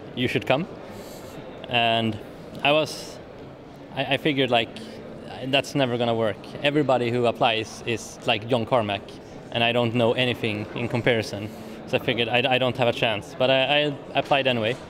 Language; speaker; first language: English; non-native, fluent; Swedish